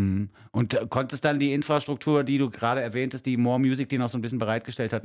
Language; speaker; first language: German; native; German